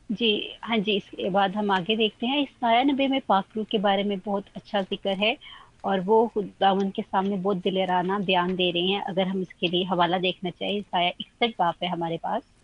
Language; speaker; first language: Urdu; non-native, local second language; Punjabi